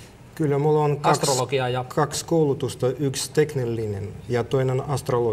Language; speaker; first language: Finnish; non-native, learner; Russian